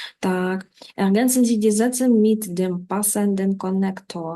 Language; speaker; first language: German; non-native, fluent; Ukrainian